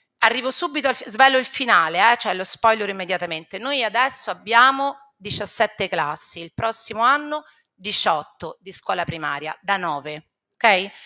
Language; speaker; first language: Italian; native; Italian